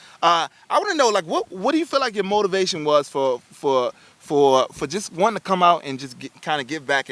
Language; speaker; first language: English; native; English